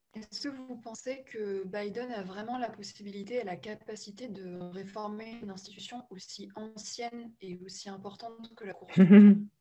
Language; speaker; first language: French; native; French